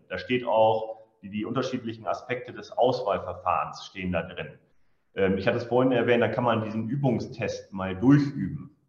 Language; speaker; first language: German; native; German